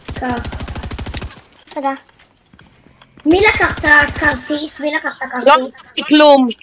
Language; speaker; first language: Hebrew; native; Hebrew